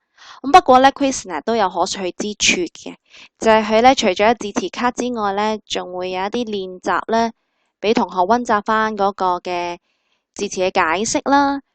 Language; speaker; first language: Cantonese; native; Cantonese